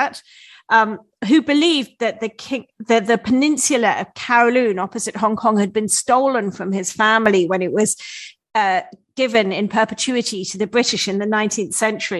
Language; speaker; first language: English; native; English